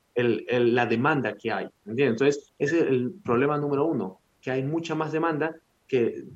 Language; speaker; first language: Spanish; early bilingual, heritage; Spanish